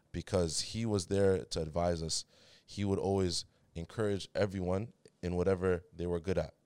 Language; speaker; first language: English; native; English